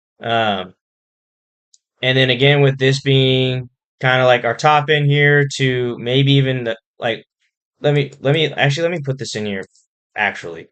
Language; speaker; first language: English; native; English